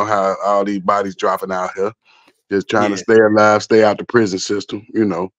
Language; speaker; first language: English; native; English